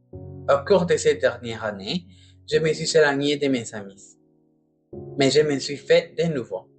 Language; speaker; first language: French; non-native, learner; Spanish